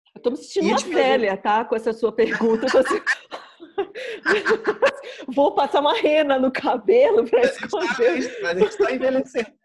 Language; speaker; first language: Portuguese; native; Portuguese